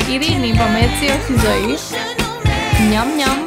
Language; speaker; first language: Swedish; non-native, learner; Czech